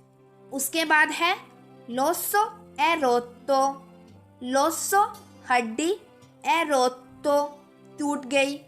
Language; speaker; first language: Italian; non-native, fluent; Urdu